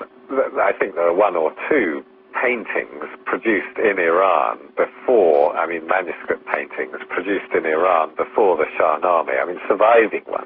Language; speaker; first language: English; native; English